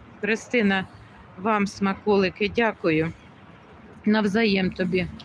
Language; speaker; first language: Ukrainian; native; Ukrainian